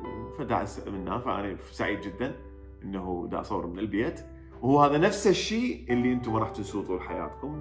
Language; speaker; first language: Arabic; native; Arabic